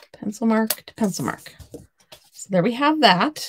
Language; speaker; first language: English; native; English